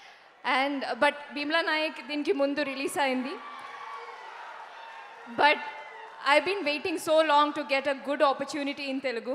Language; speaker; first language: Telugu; non-native, learner; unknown